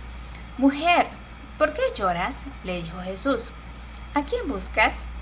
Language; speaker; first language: Spanish; native; Spanish